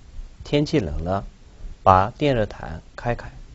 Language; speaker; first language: Chinese; non-native, local second language; Tibetan